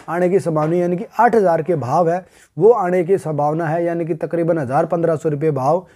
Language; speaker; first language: Hindi; native; Hindi